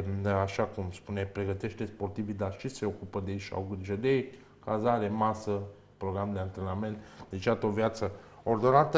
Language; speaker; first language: Romanian; native; Romanian